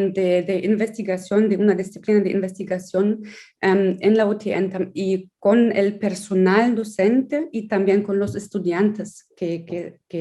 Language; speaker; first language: Spanish; non-native, fluent; German